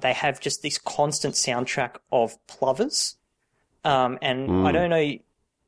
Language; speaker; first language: English; native; English